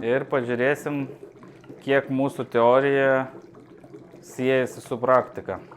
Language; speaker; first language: Lithuanian; native; Lithuanian